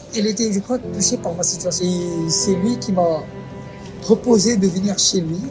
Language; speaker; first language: French; non-native, fluent; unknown